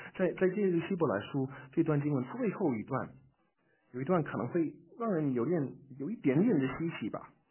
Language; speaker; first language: Chinese; native; Chinese